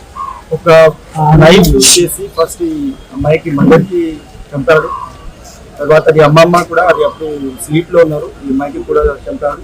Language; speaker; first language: Telugu; non-native, fluent; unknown